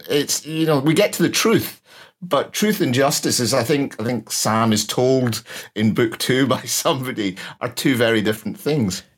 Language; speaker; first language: English; native; English